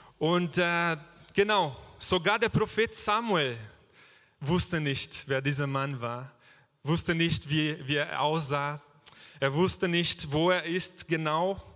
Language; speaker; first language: German; non-native, fluent; Portuguese